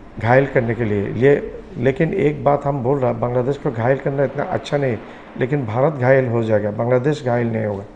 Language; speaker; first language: Hindi; non-native, fluent; Bangla